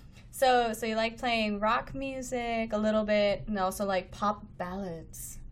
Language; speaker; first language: English; native; English